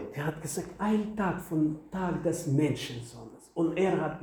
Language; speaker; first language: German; non-native, learner; Russian